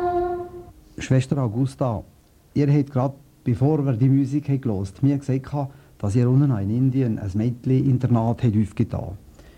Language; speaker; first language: German; native; German